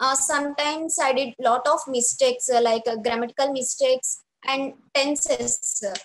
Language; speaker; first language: English; non-native, local second language; Telugu